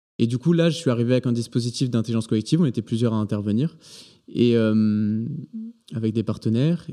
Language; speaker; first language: French; native; French